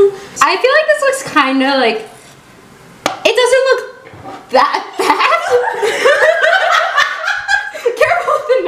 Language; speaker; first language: English; native; English